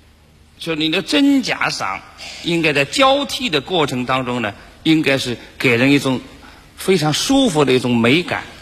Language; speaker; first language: Chinese; native; Chinese